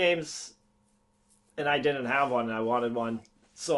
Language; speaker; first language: English; native; English